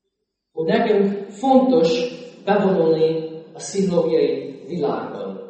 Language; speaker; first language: Hungarian; non-native, fluent; English